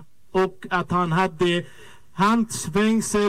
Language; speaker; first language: Swedish; non-native, fluent; Arabic